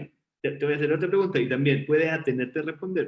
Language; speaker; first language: Spanish; native; Spanish